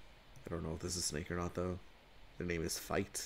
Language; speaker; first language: English; native; English